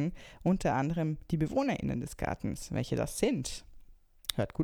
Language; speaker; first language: German; native; German